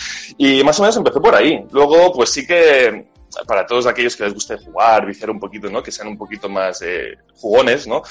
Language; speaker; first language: Spanish; native; Spanish